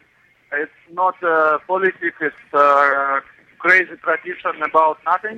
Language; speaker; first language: English; non-native, learner; Russian